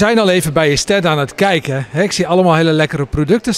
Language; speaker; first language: Dutch; native; Dutch